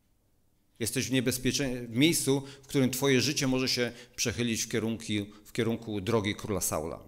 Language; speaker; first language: Polish; native; Polish